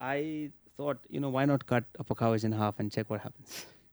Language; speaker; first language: English; non-native, local second language; Marathi